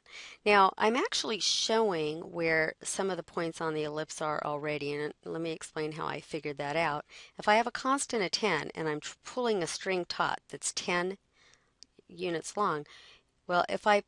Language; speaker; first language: English; native; English